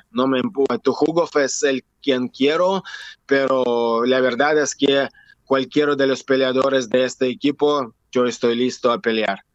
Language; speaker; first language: Spanish; non-native, learner; Russian